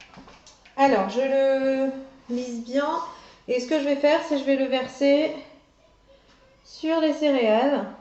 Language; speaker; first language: French; native; French